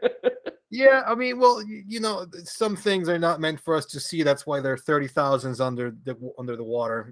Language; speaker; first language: English; early bilingual, other home language; Spanish